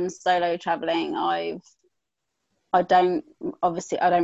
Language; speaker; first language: English; native; English